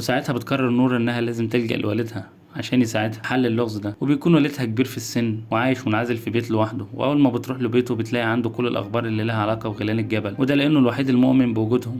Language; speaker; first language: Arabic; native; Arabic